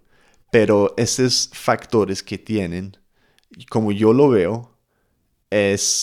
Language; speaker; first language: Spanish; non-native, fluent; English